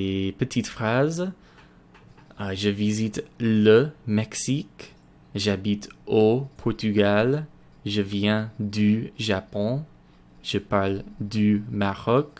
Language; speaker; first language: French; non-native, learner; English